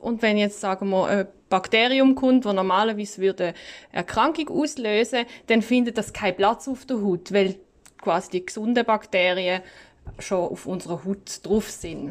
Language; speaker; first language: German; native; German